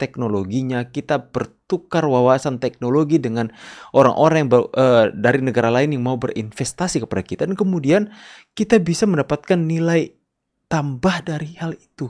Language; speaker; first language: Indonesian; native; Indonesian